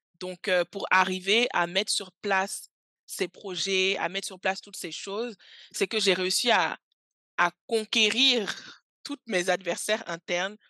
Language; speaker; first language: French; early bilingual, other home language; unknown